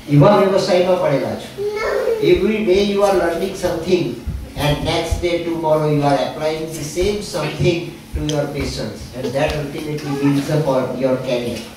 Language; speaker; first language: English; non-native, local second language; Gujarati